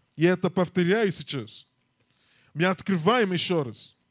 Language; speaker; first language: Russian; non-native, learner; English